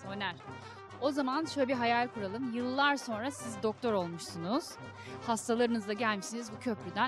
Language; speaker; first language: Turkish; native; Turkish